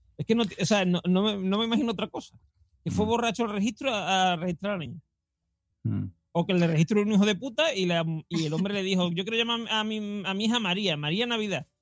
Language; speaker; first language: Spanish; native; Spanish